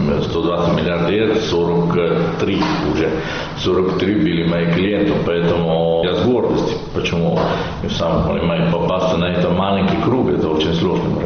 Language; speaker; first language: Russian; non-native, learner; Italian